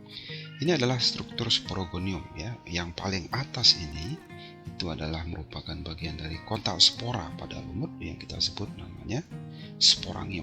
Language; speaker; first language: Indonesian; native; Indonesian